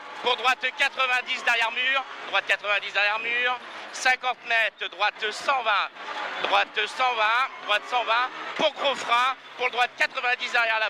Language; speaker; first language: French; native; French